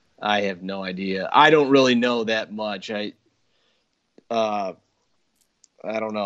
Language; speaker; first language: English; native; English